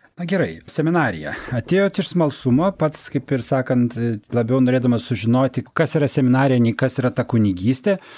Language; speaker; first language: Lithuanian; native; Lithuanian